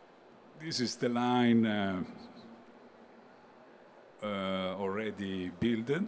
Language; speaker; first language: English; non-native, learner; Italian